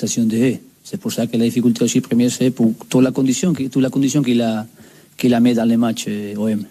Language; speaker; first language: French; non-native, learner; Spanish